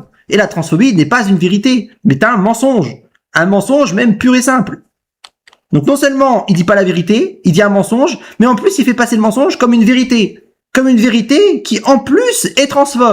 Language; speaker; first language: French; native; French